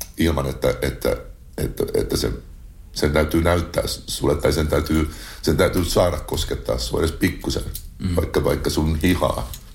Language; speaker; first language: Finnish; native; Finnish